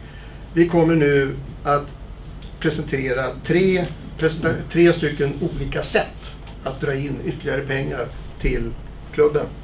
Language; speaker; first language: Swedish; native; Swedish